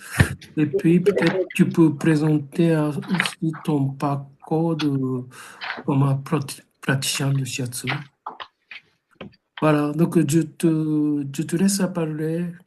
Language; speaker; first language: French; non-native, learner; Japanese